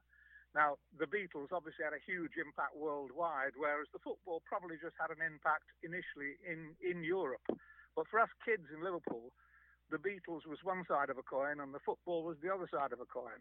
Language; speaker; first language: English; native; English